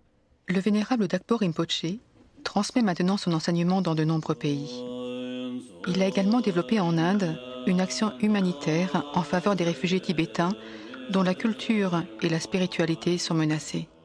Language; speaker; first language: French; native; French